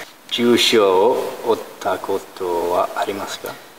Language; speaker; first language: Japanese; non-native, learner; English